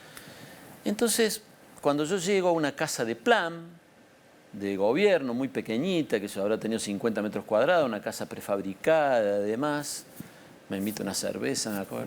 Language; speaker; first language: Spanish; native; Spanish